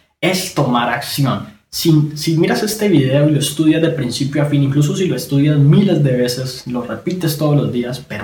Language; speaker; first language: Spanish; native; Spanish